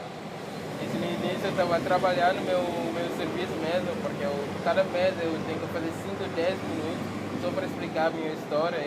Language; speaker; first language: Portuguese; non-native, learner; French